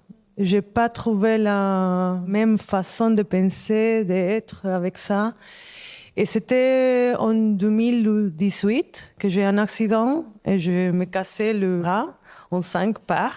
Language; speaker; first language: French; non-native, fluent; Spanish